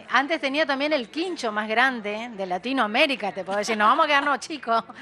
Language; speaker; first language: Spanish; native; Spanish